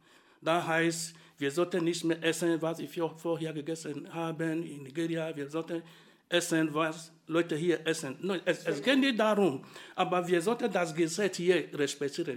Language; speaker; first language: German; non-native, fluent; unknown